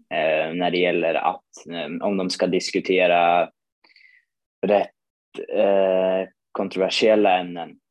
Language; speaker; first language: Swedish; early bilingual, other home language; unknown